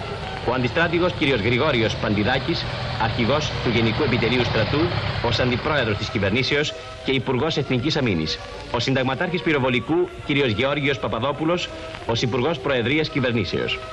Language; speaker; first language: Greek; native; Greek